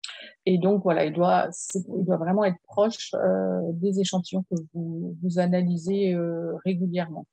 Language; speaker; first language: French; native; French